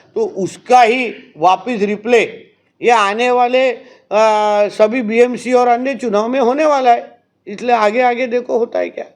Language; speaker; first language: Hindi; non-native, local second language; Marathi